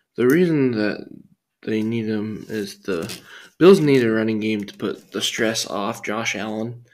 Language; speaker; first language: English; native; English